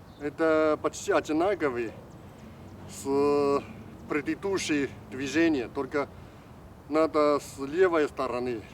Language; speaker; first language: Russian; non-native, learner; Chinese